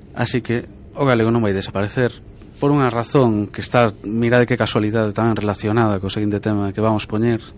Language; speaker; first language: Galician; native; Galician